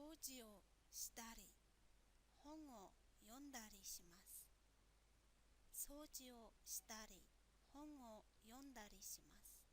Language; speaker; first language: Japanese; non-native, fluent; Mongolian